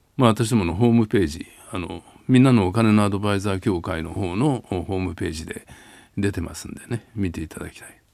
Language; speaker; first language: Japanese; native; Japanese